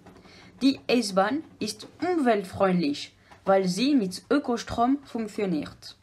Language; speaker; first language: German; non-native, learner; French